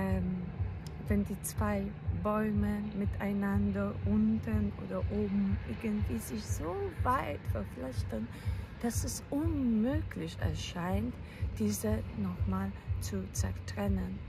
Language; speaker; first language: German; non-native, fluent; Polish